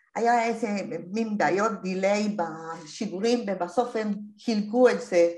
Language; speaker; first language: Hebrew; non-native, fluent; Spanish